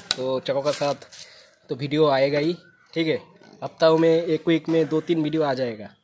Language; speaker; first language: Hindi; non-native, local second language; Bangla